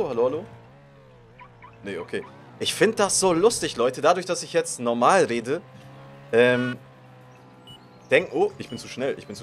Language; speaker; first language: German; native; German